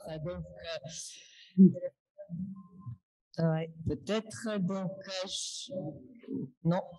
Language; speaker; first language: French; non-native, fluent; Russian